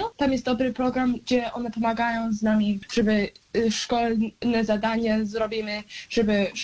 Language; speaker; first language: Polish; early bilingual, heritage; Polish